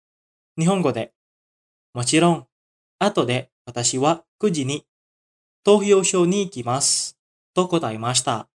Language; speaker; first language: Japanese; non-native, fluent; Indonesian